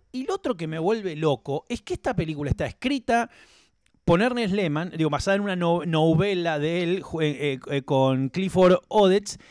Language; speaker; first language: Spanish; native; Spanish